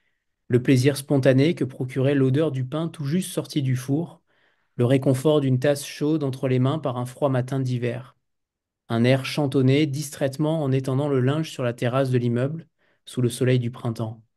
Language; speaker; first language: French; native; French